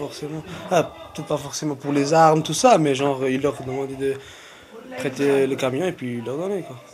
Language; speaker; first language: French; early bilingual, other home language; Tamil